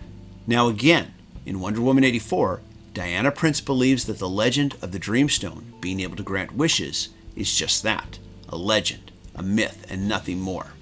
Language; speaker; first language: English; native; English